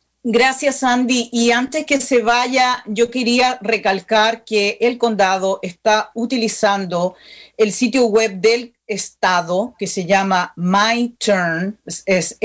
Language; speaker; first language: Spanish; native; Spanish